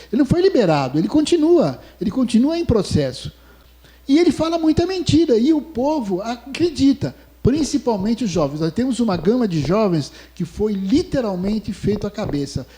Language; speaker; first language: Portuguese; native; Portuguese